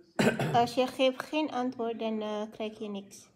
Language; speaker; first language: Dutch; non-native, learner; Filipino